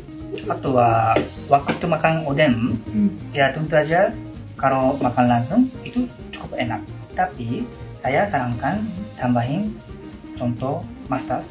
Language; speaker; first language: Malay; non-native, learner; Japanese